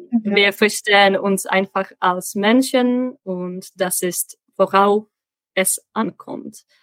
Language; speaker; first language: German; non-native, learner; Czech